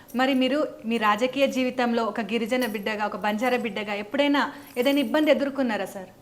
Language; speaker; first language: Telugu; non-native, local second language; Lambadi